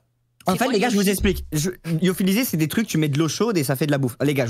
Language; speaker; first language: French; native; French